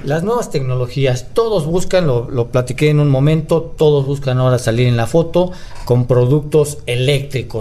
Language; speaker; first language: Spanish; native; Spanish